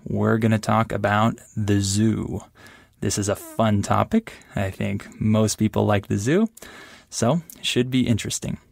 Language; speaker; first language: English; native; English